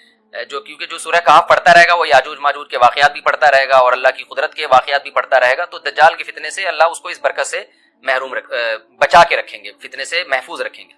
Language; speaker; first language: Urdu; native; Urdu